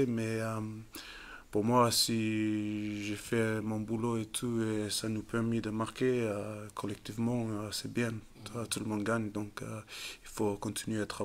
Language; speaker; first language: French; non-native, fluent; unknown